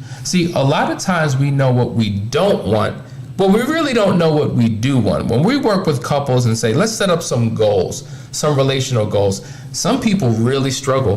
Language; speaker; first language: English; native; English